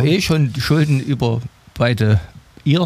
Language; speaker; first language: German; native; German